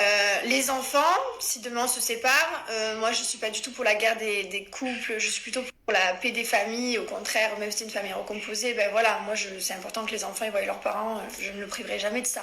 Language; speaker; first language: French; native; French